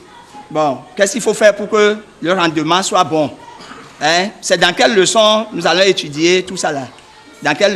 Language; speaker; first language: French; native; French